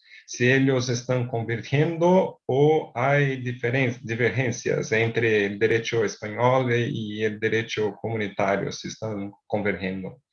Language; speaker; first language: Spanish; non-native, fluent; Portuguese